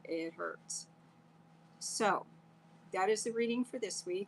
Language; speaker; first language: English; native; English